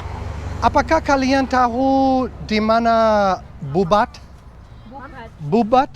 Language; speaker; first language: Indonesian; non-native, learner; English